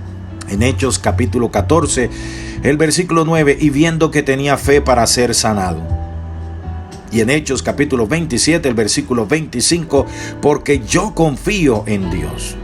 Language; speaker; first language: Spanish; native; Spanish